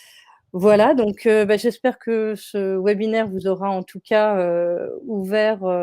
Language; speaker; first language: French; native; French